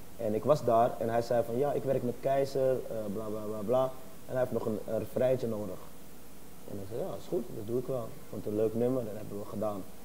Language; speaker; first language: Dutch; native; Dutch